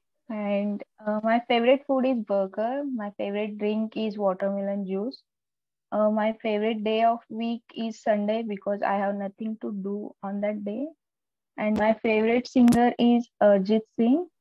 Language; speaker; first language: English; non-native, local second language; Marathi